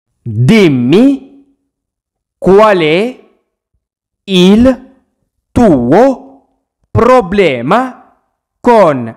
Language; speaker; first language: Italian; non-native, fluent; Arabic